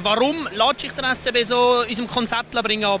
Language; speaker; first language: German; native; German